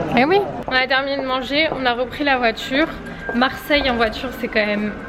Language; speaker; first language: French; early bilingual, other home language; Portuguese